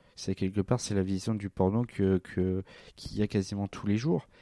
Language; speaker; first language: French; native; French